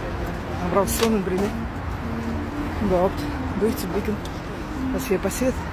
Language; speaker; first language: German; non-native, fluent; Russian